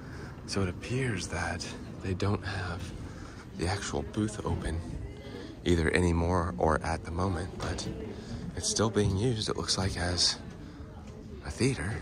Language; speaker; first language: English; native; English